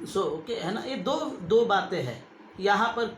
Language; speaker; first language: Hindi; non-native, local second language; Kannada